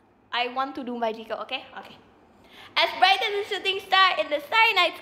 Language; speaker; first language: English; non-native, learner; Indonesian